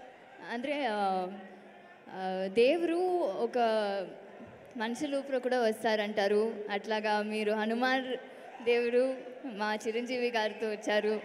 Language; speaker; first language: Telugu; non-native, local second language; Tamil